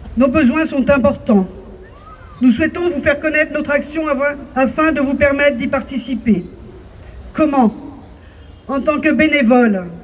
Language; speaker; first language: French; native; French